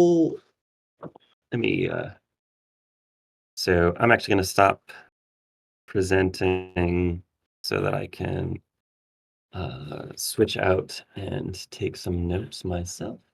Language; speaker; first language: English; native; English